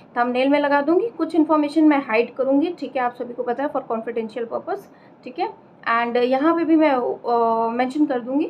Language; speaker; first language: Hindi; native; Hindi